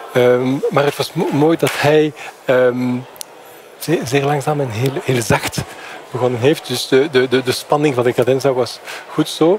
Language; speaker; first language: Dutch; non-native, fluent; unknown